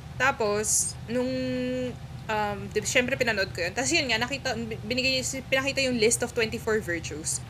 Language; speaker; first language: Filipino; native; Filipino